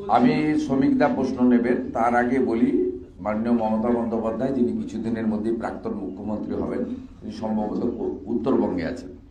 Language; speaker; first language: Bangla; native; Bangla